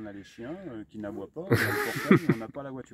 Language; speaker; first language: French; native; French